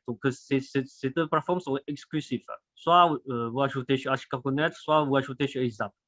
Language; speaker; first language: French; non-native, fluent; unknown